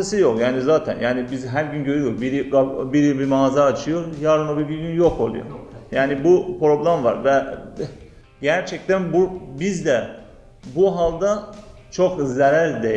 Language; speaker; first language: Turkish; non-native, learner; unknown